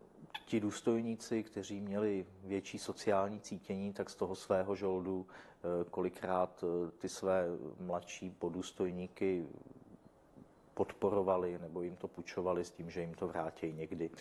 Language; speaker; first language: Czech; native; Czech